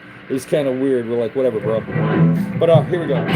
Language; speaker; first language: English; native; English